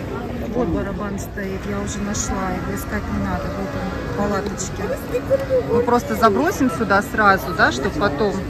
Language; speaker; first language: Russian; native; Russian